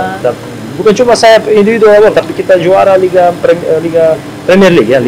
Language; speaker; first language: Indonesian; non-native, fluent; Serbian